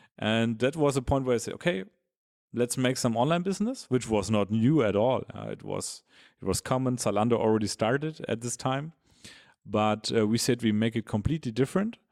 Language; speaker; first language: English; non-native, fluent; German